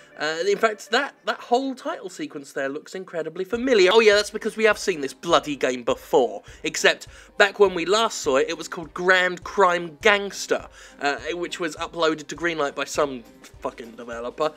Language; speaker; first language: English; native; English